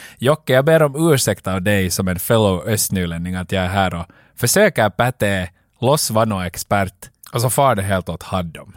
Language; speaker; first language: Swedish; native; Swedish